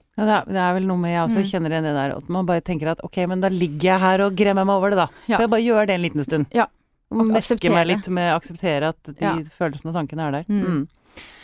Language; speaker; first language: Norwegian; native; Norwegian